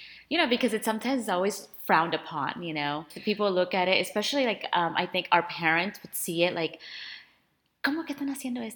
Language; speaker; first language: English; early bilingual, other home language; Spanish